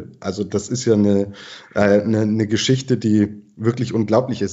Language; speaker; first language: German; native; German